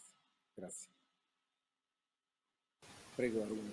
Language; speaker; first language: Italian; native; Italian